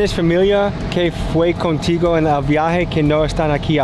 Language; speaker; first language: Spanish; non-native, learner; English